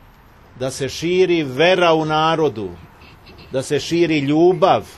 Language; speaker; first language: Serbian; native; Serbian